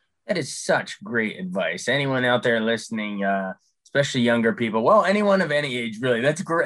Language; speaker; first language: English; native; English